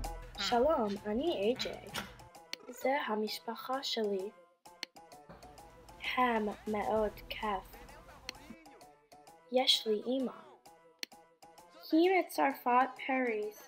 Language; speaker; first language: Hebrew; non-native, learner; English